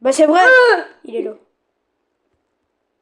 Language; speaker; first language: French; native; French